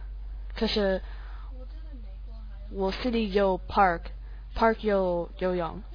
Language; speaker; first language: Chinese; non-native, learner; English